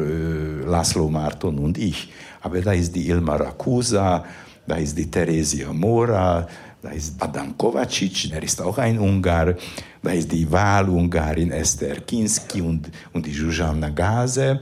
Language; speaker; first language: German; non-native, fluent; Hungarian